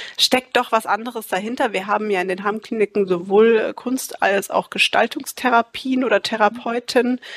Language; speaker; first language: German; native; German